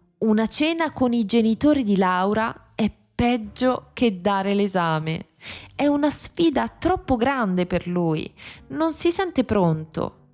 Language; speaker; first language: Italian; native; Italian